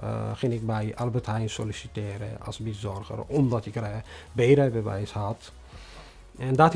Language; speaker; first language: Dutch; non-native, fluent; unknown